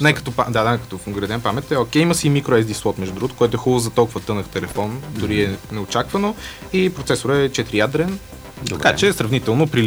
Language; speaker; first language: Bulgarian; native; Bulgarian